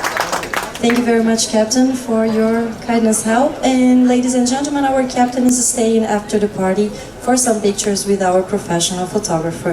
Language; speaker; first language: English; non-native, fluent; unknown